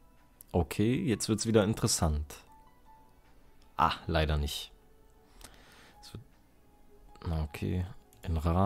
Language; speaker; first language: German; native; German